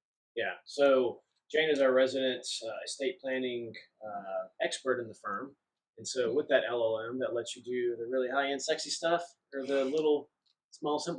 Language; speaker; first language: English; native; English